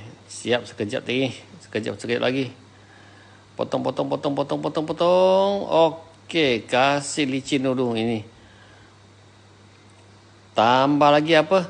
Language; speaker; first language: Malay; non-native, local second language; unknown